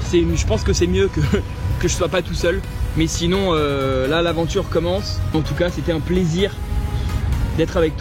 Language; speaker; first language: French; native; French